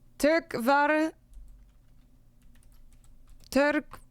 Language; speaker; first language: Turkish; non-native, learner; English